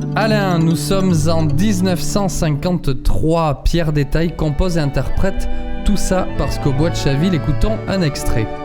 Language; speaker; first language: French; native; French